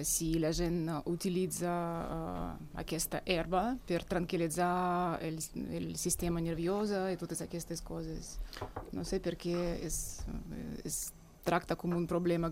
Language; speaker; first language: Catalan; non-native, fluent; Russian